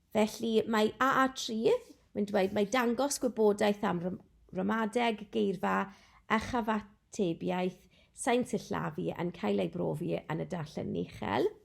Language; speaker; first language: Welsh; non-native, local second language; English